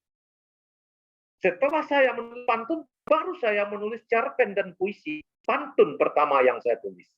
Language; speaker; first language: Indonesian; native; Indonesian